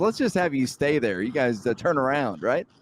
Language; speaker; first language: English; native; English